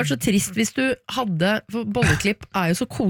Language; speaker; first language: Norwegian; native; Norwegian